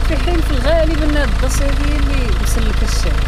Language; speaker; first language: Arabic; native; Arabic